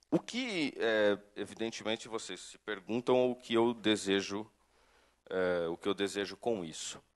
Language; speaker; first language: Portuguese; native; Portuguese